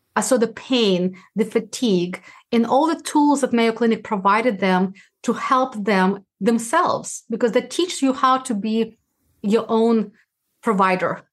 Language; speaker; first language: English; non-native, fluent; Uzbek